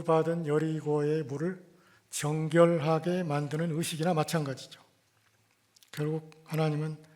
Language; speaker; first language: Korean; native; Korean